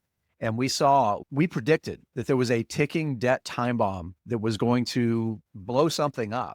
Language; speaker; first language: English; native; English